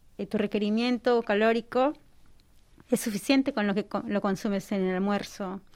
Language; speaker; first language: Spanish; native; Spanish